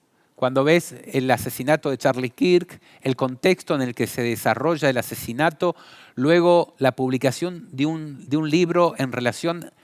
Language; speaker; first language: Spanish; native; Spanish